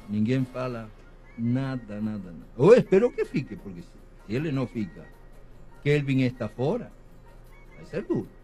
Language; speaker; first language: Portuguese; non-native, fluent; Spanish